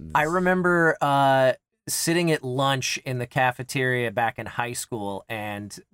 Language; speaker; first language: English; native; English